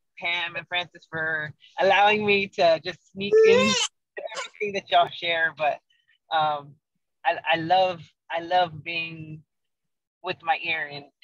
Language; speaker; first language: English; native; English